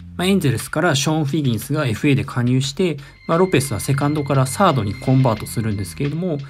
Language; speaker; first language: Japanese; native; Japanese